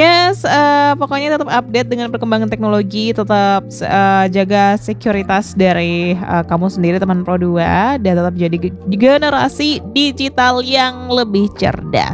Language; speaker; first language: Indonesian; native; Indonesian